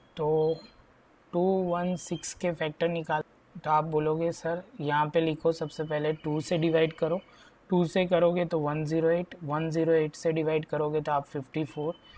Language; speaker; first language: Hindi; non-native, local second language; Gujarati